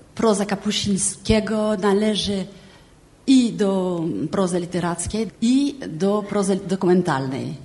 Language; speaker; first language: Polish; non-native, fluent; French